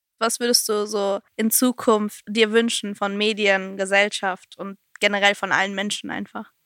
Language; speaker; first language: German; native; German